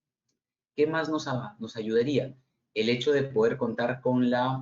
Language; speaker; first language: Spanish; native; Spanish